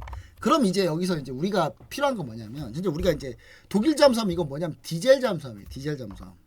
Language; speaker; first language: Korean; native; Korean